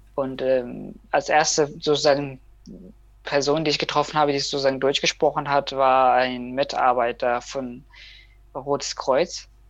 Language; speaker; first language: German; non-native, fluent; Persian